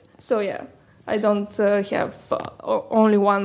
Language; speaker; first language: English; non-native, learner; Bulgarian